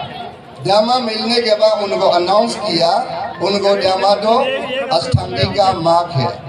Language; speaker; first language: Hindi; non-native, learner; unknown